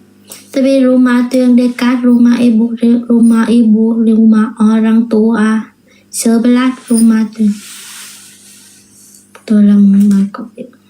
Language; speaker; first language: Indonesian; non-native, learner; Vietnamese